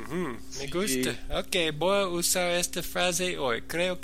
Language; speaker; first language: Spanish; non-native, learner; English